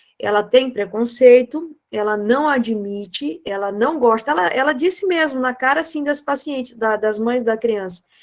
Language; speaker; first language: Portuguese; non-native, fluent; Spanish